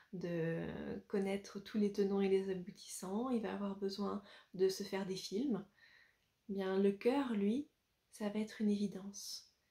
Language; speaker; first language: French; native; French